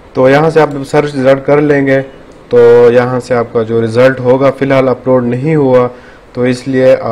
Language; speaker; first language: Urdu; native; Urdu